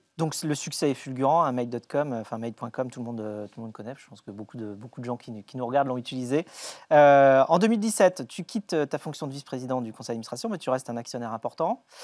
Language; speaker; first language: French; native; French